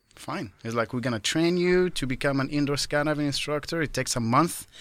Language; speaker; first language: English; non-native, fluent; Arabic